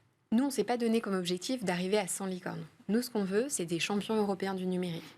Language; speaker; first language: French; native; French